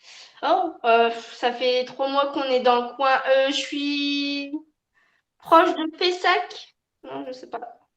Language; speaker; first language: French; native; French